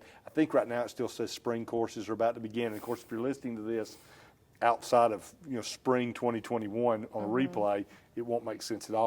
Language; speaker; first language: English; native; English